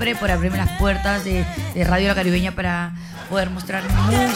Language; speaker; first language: Spanish; native; Spanish